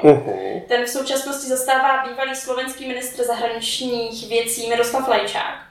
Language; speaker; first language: Czech; native; Czech